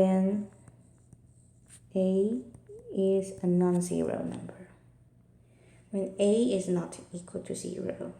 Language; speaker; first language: English; non-native, fluent; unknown